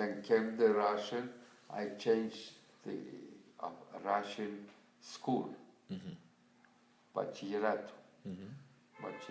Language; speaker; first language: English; non-native, learner; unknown